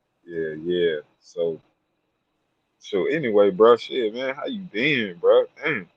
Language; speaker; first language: English; native; English